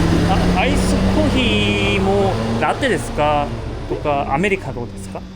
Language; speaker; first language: Japanese; non-native, learner; Korean